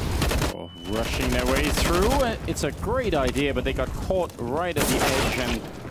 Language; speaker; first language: English; native; English